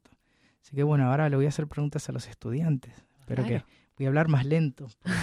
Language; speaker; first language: Spanish; native; Spanish